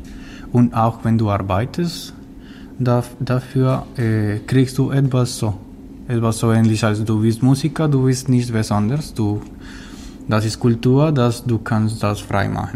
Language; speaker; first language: German; non-native, learner; Spanish